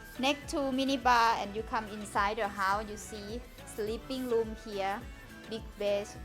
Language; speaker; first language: English; non-native, learner; Thai